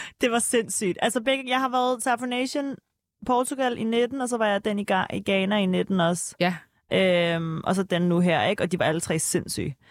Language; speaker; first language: Danish; early bilingual, other home language; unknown